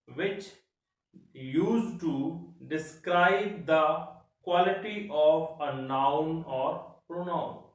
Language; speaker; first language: English; non-native, local second language; Punjabi